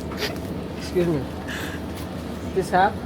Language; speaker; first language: English; non-native, learner; Azerbaijani